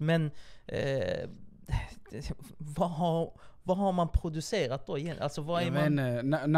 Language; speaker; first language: Swedish; native; Swedish